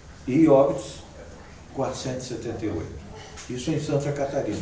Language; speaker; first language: Portuguese; native; Portuguese